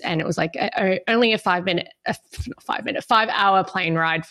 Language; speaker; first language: English; native; English